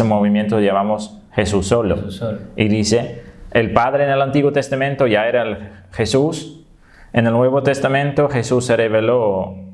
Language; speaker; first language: Spanish; non-native, fluent; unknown